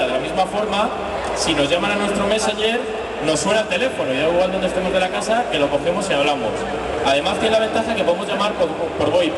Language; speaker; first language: Spanish; native; Spanish